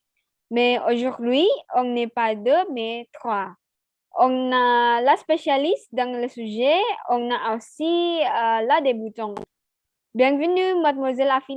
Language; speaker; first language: French; non-native, learner; Indonesian